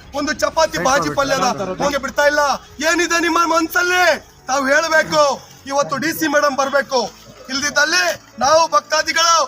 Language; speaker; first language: Kannada; non-native, local second language; Urdu